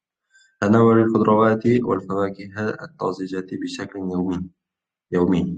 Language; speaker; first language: Arabic; non-native, fluent; Uzbek